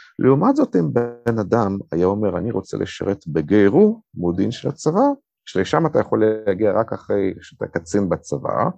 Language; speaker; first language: Hebrew; non-native, fluent; Russian